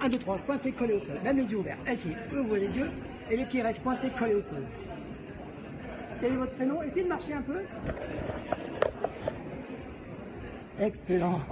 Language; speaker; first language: French; native; French